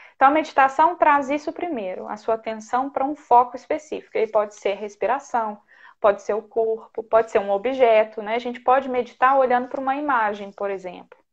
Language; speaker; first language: Portuguese; native; Portuguese